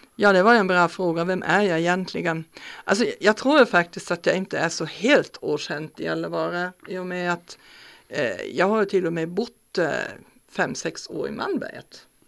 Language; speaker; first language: Swedish; non-native, fluent; German